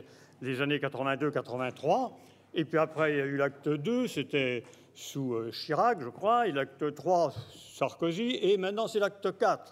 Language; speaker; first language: French; native; French